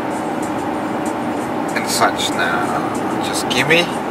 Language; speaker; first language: English; early bilingual, other home language; Spanish